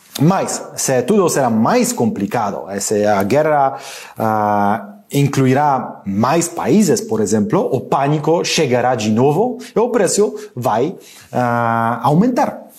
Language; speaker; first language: Portuguese; non-native, learner; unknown